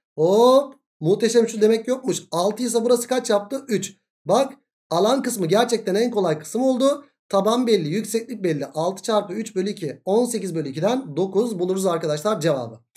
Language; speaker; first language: Turkish; native; Turkish